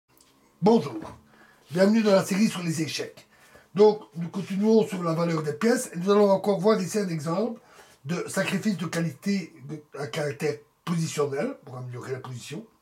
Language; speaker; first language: French; native; French